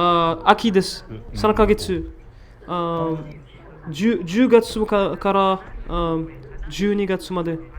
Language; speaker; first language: Japanese; non-native, learner; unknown